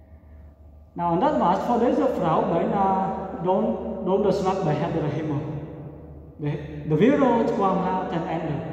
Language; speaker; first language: Dutch; non-native, fluent; Vietnamese